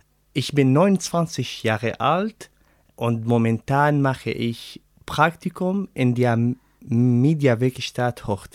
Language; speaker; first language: German; non-native, learner; Arabic